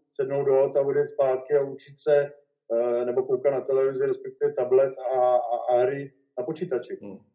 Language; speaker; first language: Czech; native; Czech